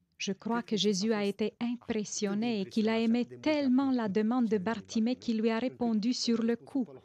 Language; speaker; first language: French; non-native, fluent; Romanian